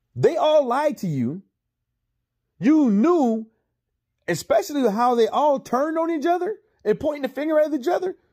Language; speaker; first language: English; native; English